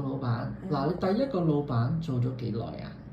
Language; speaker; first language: Cantonese; native; Cantonese